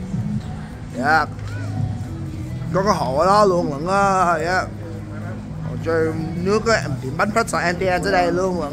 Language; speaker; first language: Vietnamese; early bilingual, heritage; Vietnamese